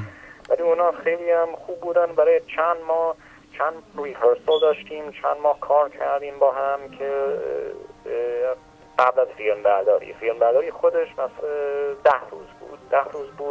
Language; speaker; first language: Persian; early bilingual, heritage; Persian